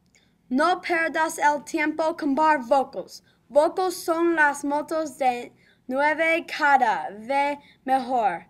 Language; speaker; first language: Spanish; non-native, learner; English